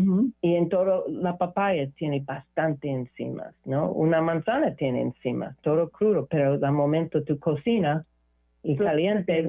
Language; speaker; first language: Spanish; non-native, learner; English